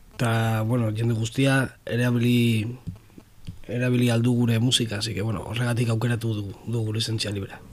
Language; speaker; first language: Basque; native; Basque